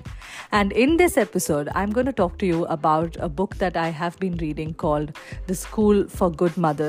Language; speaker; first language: English; non-native, local second language; Malayalam